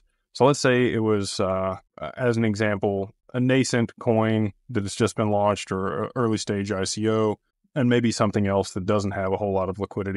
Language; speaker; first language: English; native; English